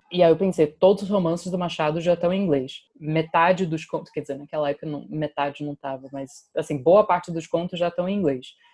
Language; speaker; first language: Portuguese; non-native, fluent; English